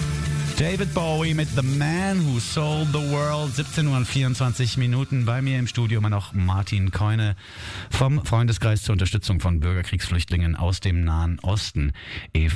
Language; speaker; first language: German; native; German